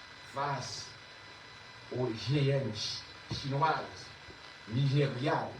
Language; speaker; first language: French; non-native, local second language; Haitian Creole